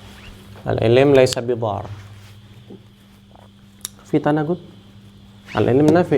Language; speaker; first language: Arabic; non-native, fluent; Indonesian